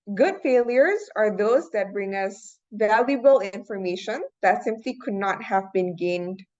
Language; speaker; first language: English; non-native, fluent; Indonesian